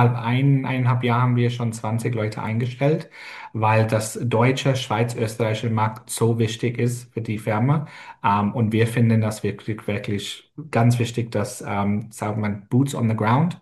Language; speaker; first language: German; non-native, fluent; English